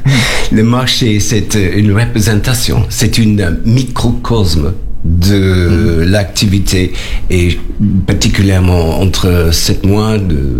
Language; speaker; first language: French; non-native, learner; English